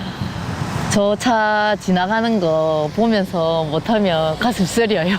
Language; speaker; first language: Korean; native; Korean